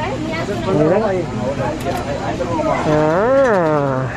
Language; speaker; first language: Spanish; native; Spanish